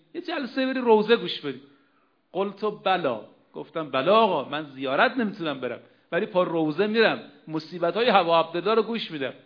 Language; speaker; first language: Persian; native; Persian